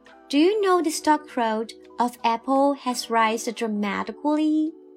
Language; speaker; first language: English; non-native, fluent; Chinese